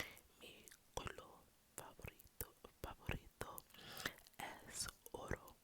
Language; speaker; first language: Spanish; non-native, learner; English